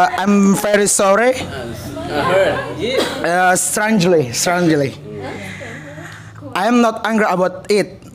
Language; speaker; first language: English; non-native, learner; Indonesian